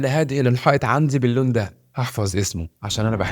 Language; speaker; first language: Arabic; native; Arabic